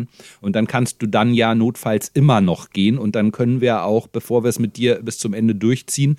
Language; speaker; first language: German; native; German